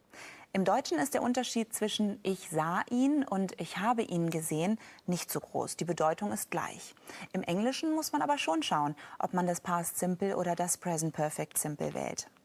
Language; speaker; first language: German; native; German